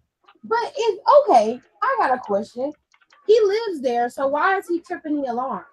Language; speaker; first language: English; native; English